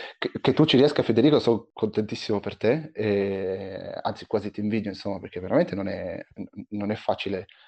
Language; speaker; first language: Italian; early bilingual, other home language; Arabic